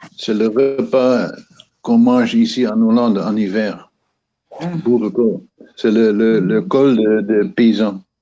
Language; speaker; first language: French; non-native, fluent; Dutch